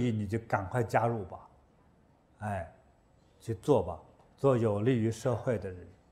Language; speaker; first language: Chinese; native; Chinese